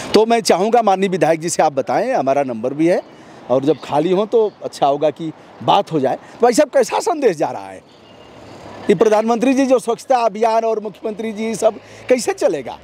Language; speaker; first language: Hindi; native; Hindi